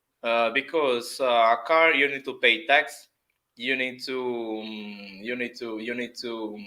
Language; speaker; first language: English; non-native, fluent; Portuguese